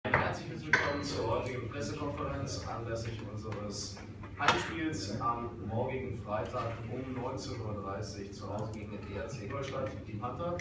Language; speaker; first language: German; native; German